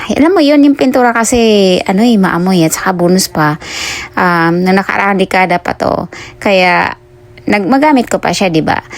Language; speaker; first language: Filipino; non-native, local second language; Cebuano